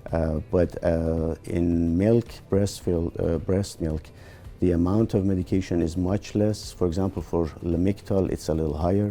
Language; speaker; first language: English; non-native, fluent; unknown